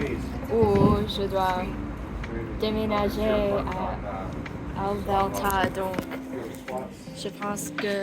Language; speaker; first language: French; non-native, learner; English